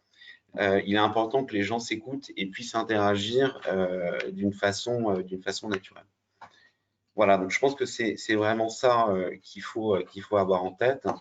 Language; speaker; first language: French; native; French